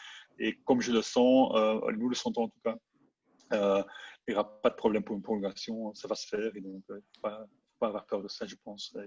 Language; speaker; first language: French; non-native, local second language; Dutch